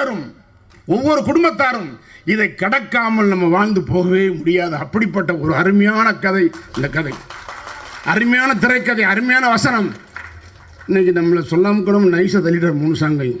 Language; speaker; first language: Tamil; native; Tamil